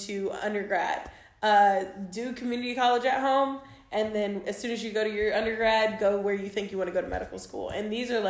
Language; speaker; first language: English; native; English